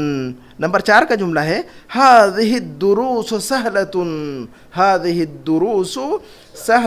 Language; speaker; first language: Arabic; non-native, fluent; Urdu